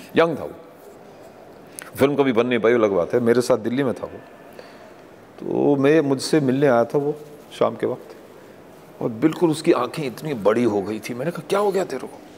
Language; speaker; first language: Hindi; non-native, local second language; English